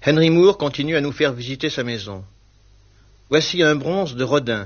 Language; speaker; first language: French; native; French